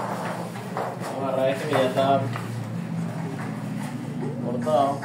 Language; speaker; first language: Spanish; native; Spanish